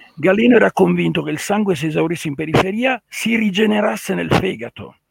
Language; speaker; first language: Italian; native; Italian